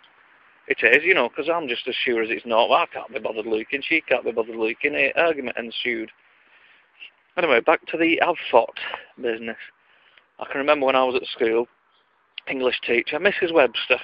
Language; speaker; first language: English; native; English